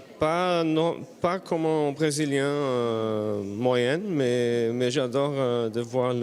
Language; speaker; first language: French; non-native, fluent; Portuguese